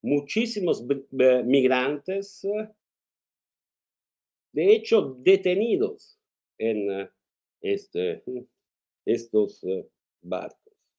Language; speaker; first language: Spanish; non-native, fluent; Italian